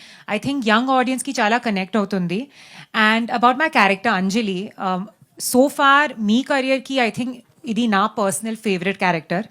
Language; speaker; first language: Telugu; non-native, learner; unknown